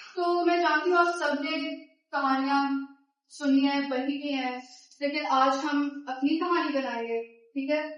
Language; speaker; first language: Urdu; early bilingual, heritage; Urdu